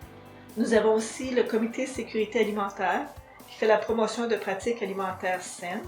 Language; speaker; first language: French; native; French